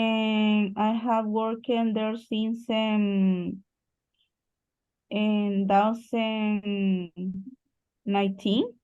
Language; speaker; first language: English; non-native, learner; Spanish